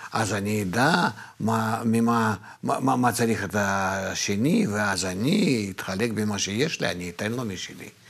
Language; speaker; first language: Hebrew; non-native, fluent; Russian